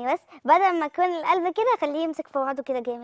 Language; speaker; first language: Arabic; native; Arabic